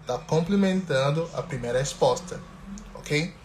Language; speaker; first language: Portuguese; non-native, fluent; English